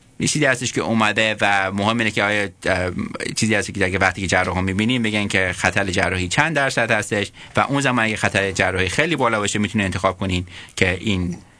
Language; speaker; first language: Persian; early bilingual, heritage; Persian